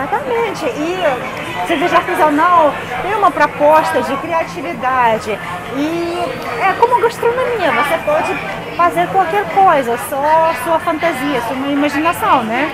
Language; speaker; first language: Portuguese; non-native, fluent; Russian